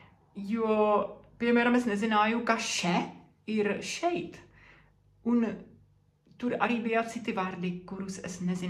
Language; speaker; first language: Latvian; non-native, fluent; Czech